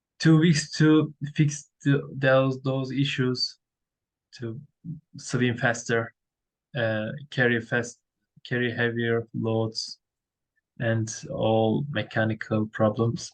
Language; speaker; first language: English; non-native, learner; Turkish